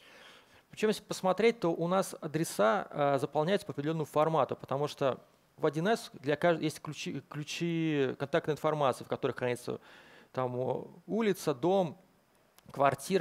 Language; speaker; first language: Russian; native; Russian